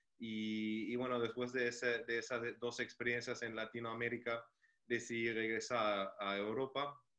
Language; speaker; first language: Spanish; non-native, fluent; German